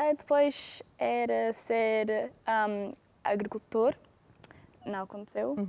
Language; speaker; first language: Portuguese; non-native, fluent; English